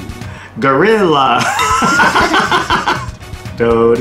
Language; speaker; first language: Japanese; non-native, learner; English